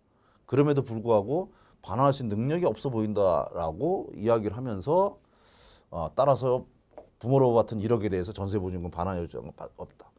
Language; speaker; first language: Korean; native; Korean